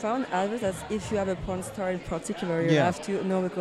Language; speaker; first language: English; non-native, fluent; French